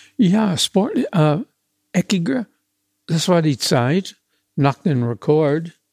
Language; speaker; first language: German; non-native, fluent; English